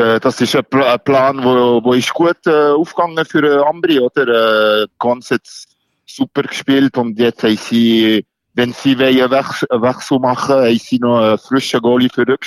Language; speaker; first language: German; non-native, local second language; French